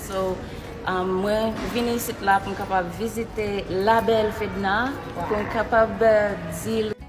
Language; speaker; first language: French; non-native, learner; Haitian Creole